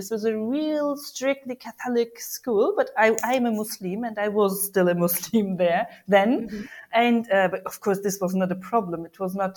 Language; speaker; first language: English; non-native, fluent; German